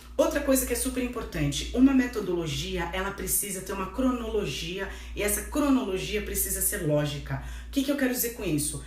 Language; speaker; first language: Portuguese; native; Portuguese